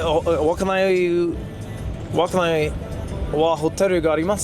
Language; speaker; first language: Japanese; non-native, learner; English